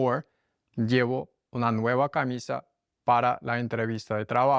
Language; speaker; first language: Spanish; non-native, fluent; English